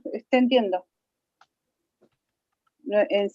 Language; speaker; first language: Spanish; native; Spanish